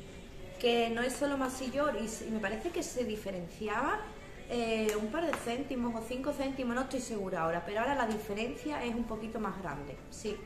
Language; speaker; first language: Spanish; native; Spanish